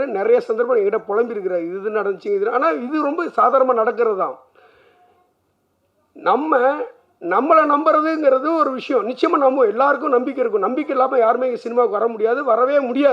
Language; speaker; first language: Tamil; native; Tamil